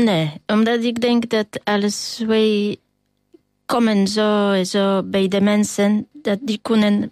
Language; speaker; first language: Dutch; non-native, learner; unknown